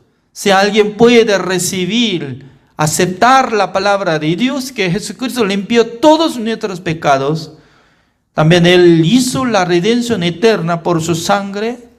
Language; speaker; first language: Spanish; non-native, fluent; Korean